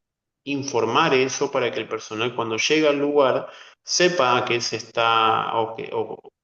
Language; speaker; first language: Spanish; native; Spanish